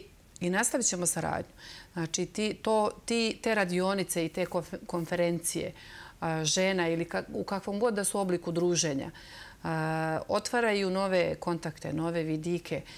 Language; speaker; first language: Serbian; native; Serbian